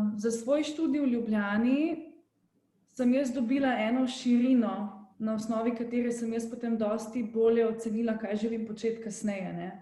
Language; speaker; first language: Slovenian; native; Slovenian